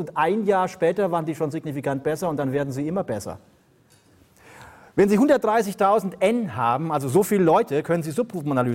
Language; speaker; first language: German; native; German